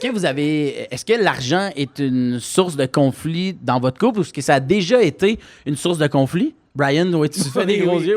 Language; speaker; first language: French; native; French